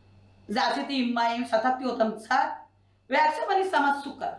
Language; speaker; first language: Hebrew; non-native, learner; Marathi